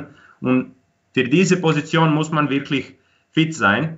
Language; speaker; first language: German; non-native, fluent; Croatian